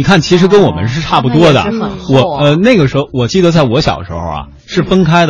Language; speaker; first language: Chinese; native; Chinese